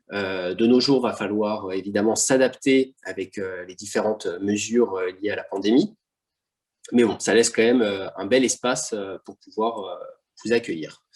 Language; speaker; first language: French; native; French